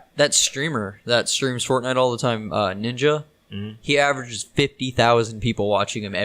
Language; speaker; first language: English; native; English